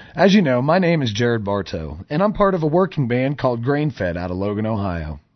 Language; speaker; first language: English; native; English